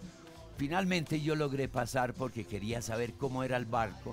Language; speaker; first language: Spanish; early bilingual, other home language; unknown